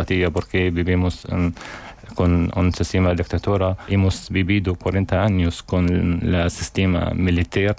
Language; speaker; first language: Spanish; non-native, learner; Arabic